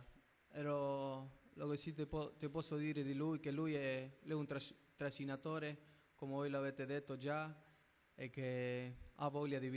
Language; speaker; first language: Italian; non-native, fluent; Spanish